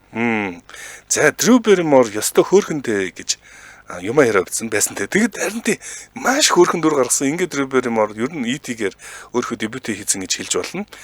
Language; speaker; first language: Mongolian; native; Mongolian